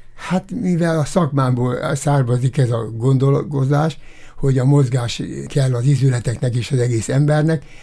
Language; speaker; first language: Hungarian; native; Hungarian